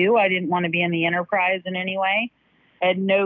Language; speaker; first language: English; native; English